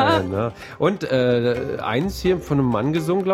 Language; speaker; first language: German; native; German